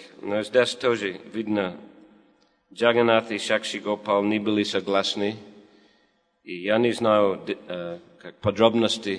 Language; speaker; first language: Russian; non-native, learner; English